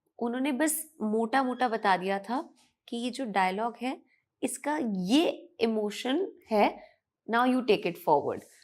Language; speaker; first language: Hindi; native; Hindi